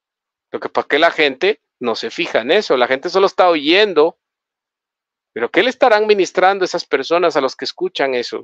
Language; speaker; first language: Spanish; native; Spanish